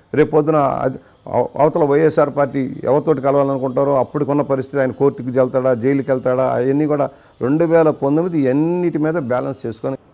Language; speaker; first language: Telugu; native; Telugu